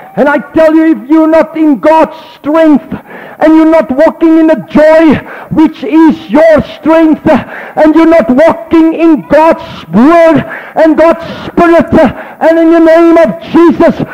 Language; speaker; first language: English; non-native, local second language; Afrikaans